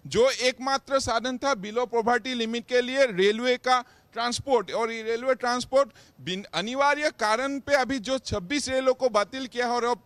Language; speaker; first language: Hindi; non-native, local second language; Assamese